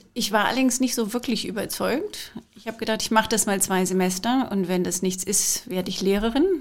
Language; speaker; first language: German; non-native, fluent; English